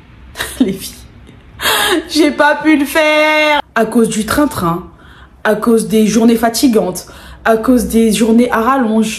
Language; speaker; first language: French; native; French